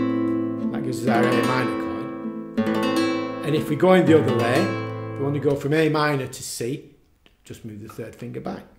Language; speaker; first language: English; native; English